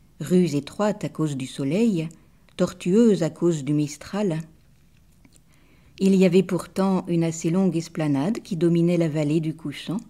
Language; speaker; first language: French; native; French